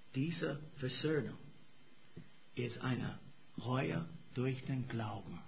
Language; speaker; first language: German; non-native, fluent; English